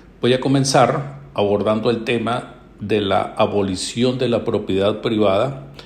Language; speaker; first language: Spanish; native; Spanish